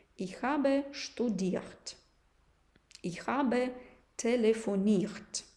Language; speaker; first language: German; non-native, fluent; Ukrainian